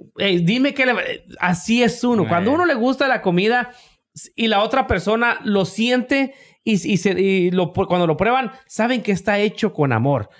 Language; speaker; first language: Spanish; native; Spanish